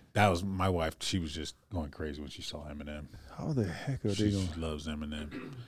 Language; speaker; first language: English; native; English